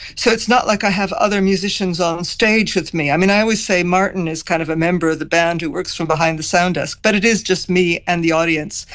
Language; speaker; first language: English; native; English